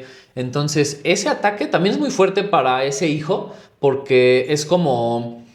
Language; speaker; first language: Spanish; native; Spanish